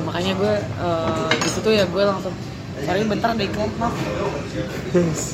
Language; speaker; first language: Indonesian; native; Indonesian